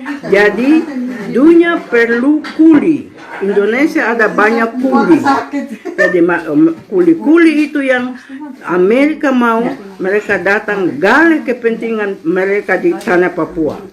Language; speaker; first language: Indonesian; non-native, local second language; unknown